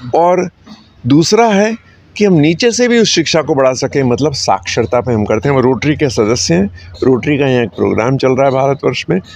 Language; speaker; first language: Hindi; native; Hindi